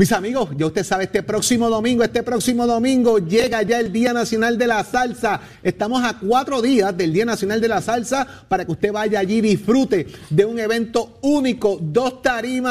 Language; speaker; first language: Spanish; native; Spanish